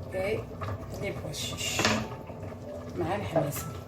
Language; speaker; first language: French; non-native, local second language; Arabic